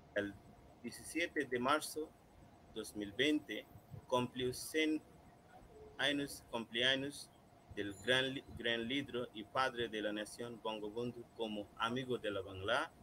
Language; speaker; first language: Spanish; non-native, learner; Bangla